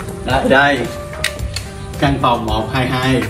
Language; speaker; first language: Vietnamese; native; Vietnamese